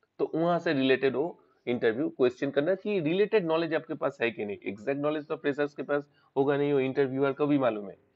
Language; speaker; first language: Hindi; non-native, local second language; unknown